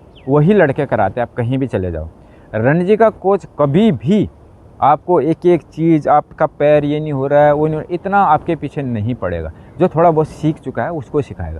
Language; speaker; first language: Hindi; native; Hindi